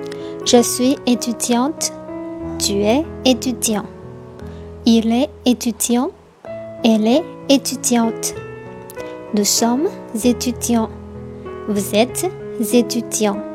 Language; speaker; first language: French; non-native, fluent; Chinese